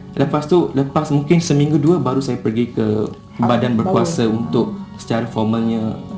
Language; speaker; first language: Malay; non-native, local second language; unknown